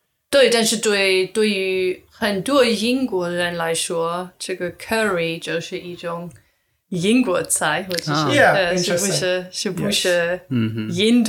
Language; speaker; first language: Chinese; non-native, learner; English